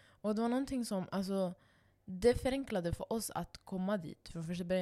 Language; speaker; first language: Swedish; non-native, local second language; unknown